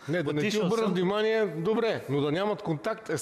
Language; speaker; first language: Bulgarian; native; Bulgarian